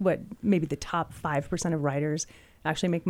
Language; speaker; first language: English; native; English